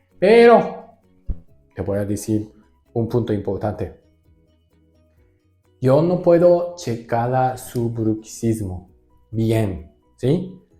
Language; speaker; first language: Spanish; non-native, learner; Japanese